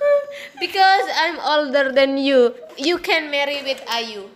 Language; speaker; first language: English; non-native, learner; Indonesian